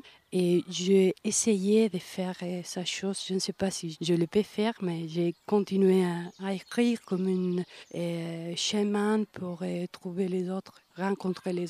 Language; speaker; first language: French; non-native, fluent; Spanish